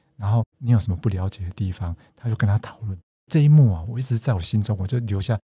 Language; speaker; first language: Chinese; native; Chinese